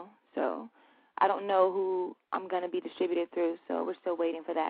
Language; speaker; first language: English; native; English